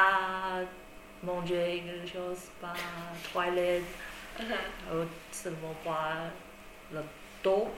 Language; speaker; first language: French; non-native, learner; Chinese